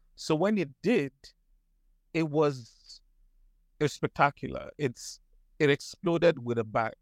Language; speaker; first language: English; non-native, local second language; Yoruba